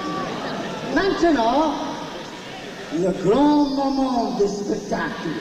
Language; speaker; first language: French; non-native, learner; English